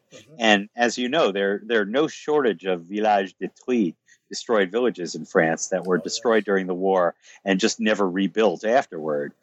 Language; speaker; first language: English; native; English